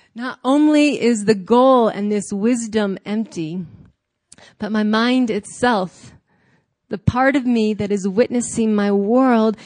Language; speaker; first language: English; native; English